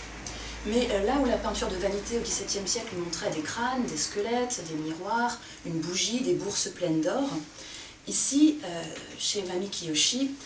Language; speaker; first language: French; native; French